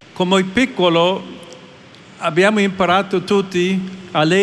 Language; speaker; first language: Italian; non-native, fluent; English